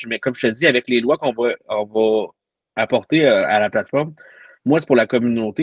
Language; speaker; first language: French; native; French